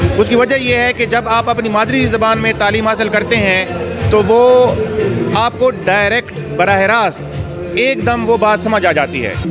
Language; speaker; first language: Urdu; non-native, local second language; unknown